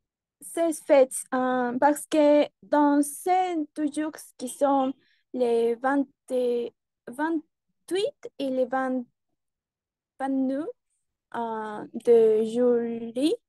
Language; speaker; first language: French; non-native, learner; Spanish